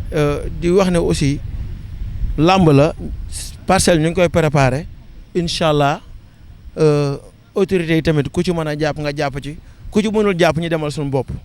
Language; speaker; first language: Wolof; non-native, local second language; Serer